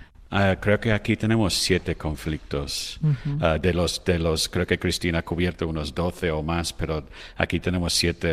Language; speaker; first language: Spanish; non-native, fluent; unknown